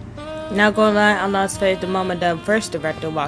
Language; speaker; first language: English; native; English